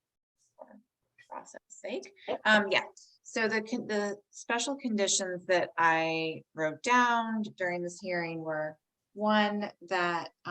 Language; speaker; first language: English; native; English